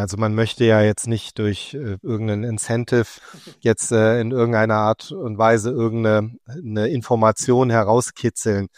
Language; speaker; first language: German; native; German